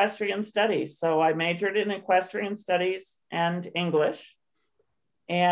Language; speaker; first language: English; native; English